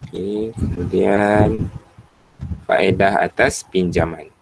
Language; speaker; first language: Malay; native; Malay